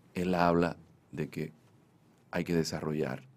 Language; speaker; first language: Spanish; native; Spanish